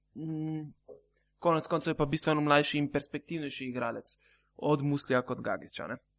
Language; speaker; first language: Slovenian; native; Slovenian